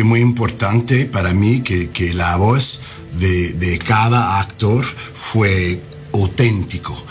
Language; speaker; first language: Spanish; non-native, learner; English